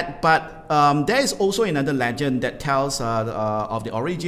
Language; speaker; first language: English; non-native, local second language; Min Nan Chinese